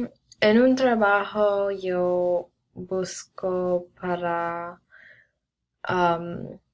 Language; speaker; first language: Spanish; non-native, learner; English